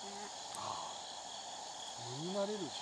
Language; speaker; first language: Japanese; native; Japanese